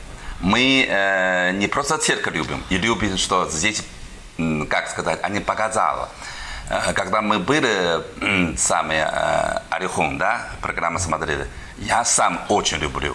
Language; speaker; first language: Russian; non-native, learner; Chinese